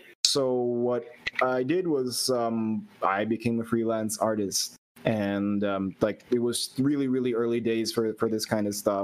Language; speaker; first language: English; non-native, local second language; Filipino